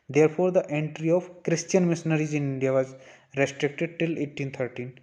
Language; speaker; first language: English; non-native, local second language; Hindi